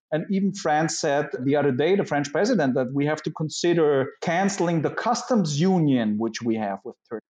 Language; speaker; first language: English; non-native, fluent; German